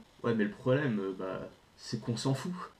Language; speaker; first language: French; native; French